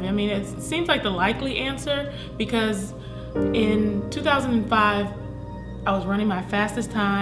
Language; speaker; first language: English; native; English